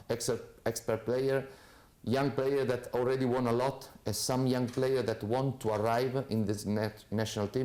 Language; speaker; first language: English; non-native, fluent; Italian